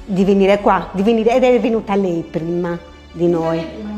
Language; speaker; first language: Italian; native; Italian